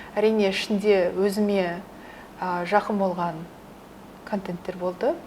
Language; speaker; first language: Kazakh; early bilingual, heritage; Kazakh